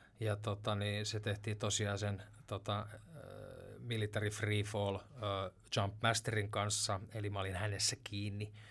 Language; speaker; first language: Finnish; native; Finnish